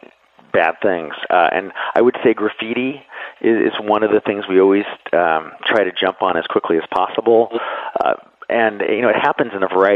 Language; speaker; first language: English; native; English